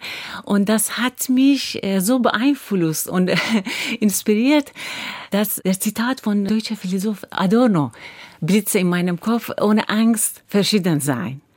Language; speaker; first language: German; non-native, fluent; Persian